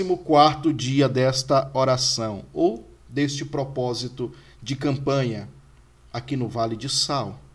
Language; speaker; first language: Portuguese; native; Portuguese